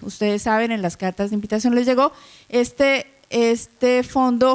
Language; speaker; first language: Spanish; native; Spanish